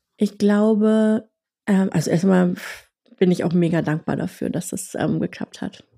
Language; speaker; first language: German; early bilingual, other home language; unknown